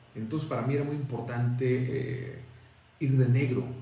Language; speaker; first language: Spanish; native; Spanish